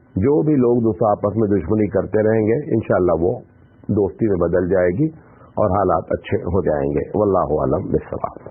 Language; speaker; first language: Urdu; native; Urdu